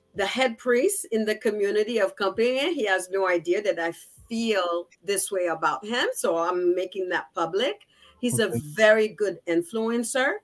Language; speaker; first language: English; early bilingual, other home language; Haitian Creole